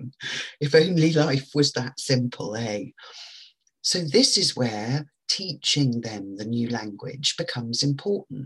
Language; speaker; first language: English; native; English